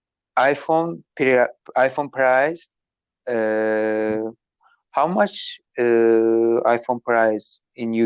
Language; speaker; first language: English; non-native, learner; Turkish